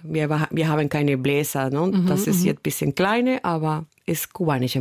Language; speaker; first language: German; non-native, fluent; Spanish